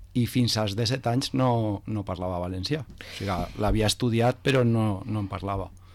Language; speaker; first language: Catalan; non-native, local second language; Spanish